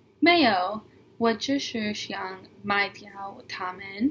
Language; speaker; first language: Chinese; non-native, learner; English